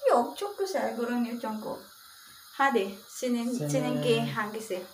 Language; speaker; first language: Turkish; non-native, learner; Filipino